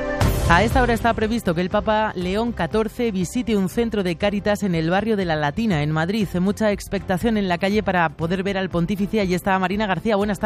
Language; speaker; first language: Spanish; native; Spanish